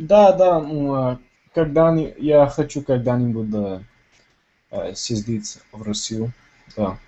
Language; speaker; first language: Russian; non-native, learner; Tamil